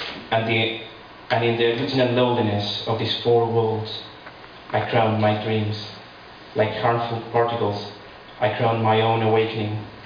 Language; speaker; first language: English; non-native, fluent; Spanish